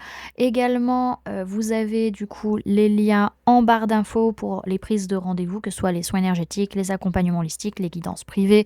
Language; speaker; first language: French; native; French